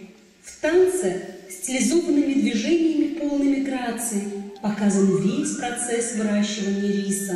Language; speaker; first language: Russian; native; Russian